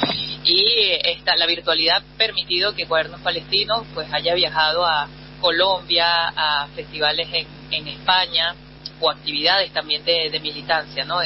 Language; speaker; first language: Spanish; native; Spanish